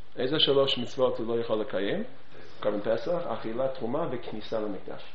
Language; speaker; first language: Hebrew; non-native, fluent; English